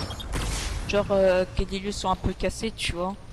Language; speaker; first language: French; native; French